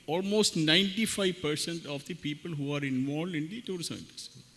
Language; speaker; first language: English; non-native, local second language; Malayalam